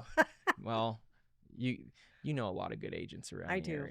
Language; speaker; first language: English; native; English